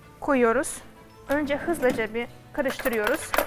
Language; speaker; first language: Turkish; non-native, fluent; Russian